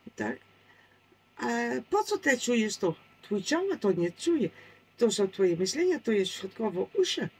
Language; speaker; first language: Polish; non-native, learner; Dutch